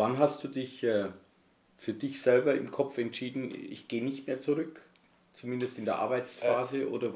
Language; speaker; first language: German; native; German